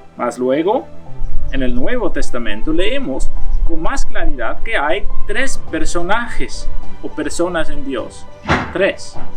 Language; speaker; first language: Spanish; non-native, fluent; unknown